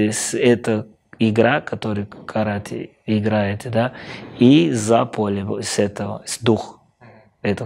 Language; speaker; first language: Russian; non-native, fluent; Portuguese